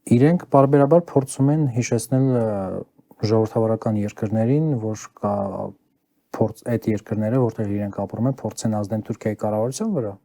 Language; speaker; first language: Armenian; native; Armenian